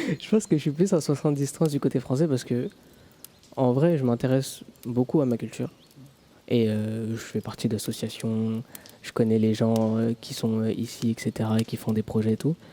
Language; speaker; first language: French; early bilingual, other home language; Tamil